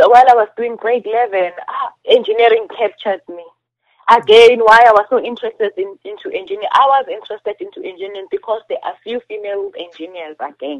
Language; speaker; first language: English; non-native, local second language; Zulu